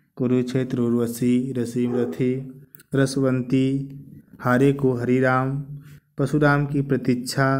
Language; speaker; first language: Hindi; native; Hindi